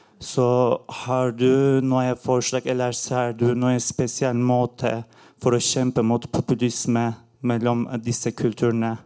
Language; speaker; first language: Norwegian; non-native, learner; Turkish